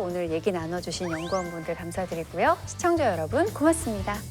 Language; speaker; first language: Korean; native; Korean